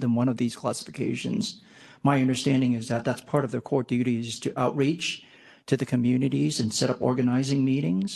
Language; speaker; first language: English; non-native, fluent; French